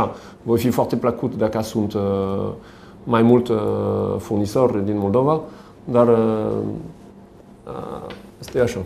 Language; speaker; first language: Romanian; non-native, learner; French